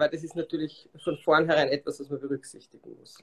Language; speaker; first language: German; native; German